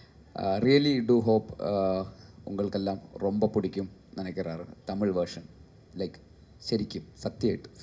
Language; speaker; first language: Tamil; non-native, learner; Malayalam